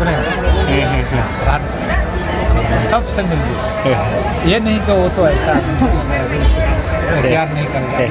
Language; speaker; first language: Hindi; non-native, local second language; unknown